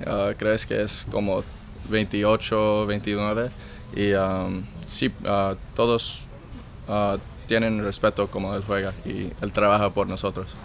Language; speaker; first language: Spanish; early bilingual, heritage; Spanish